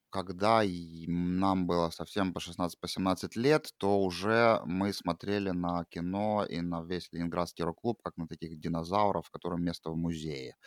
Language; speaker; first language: Russian; native; Russian